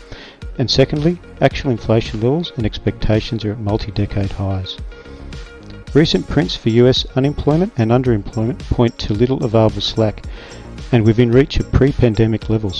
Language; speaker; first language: English; native; English